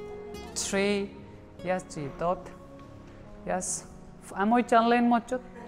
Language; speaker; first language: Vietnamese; non-native, learner; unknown